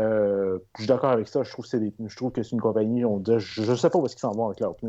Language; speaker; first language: French; native; French